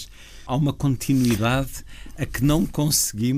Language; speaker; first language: Portuguese; native; Portuguese